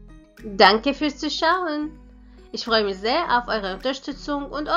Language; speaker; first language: German; non-native, fluent; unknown